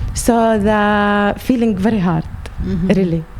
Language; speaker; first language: English; non-native, learner; Arabic